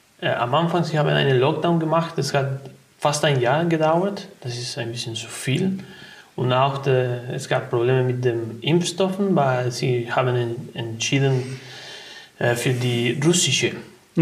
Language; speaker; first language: German; non-native, learner; Spanish